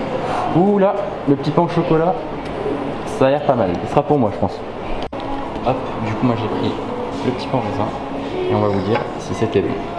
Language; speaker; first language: French; native; French